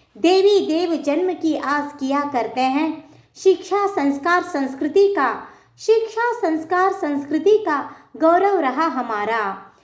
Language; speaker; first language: Hindi; non-native, local second language; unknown